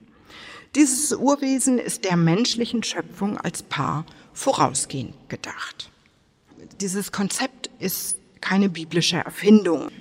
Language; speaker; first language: German; native; German